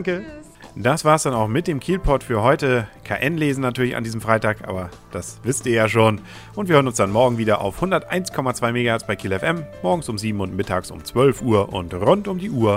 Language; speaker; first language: German; native; German